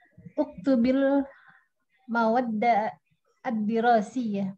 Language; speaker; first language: Arabic; non-native, learner; Indonesian